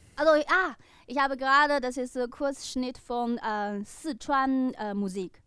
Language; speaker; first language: German; non-native, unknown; Chinese